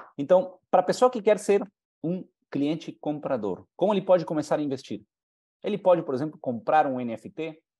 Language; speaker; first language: Portuguese; non-native, fluent; Spanish